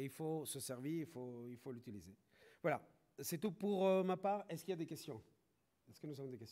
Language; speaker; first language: French; non-native, fluent; Spanish